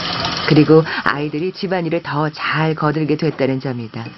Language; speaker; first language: Korean; native; Korean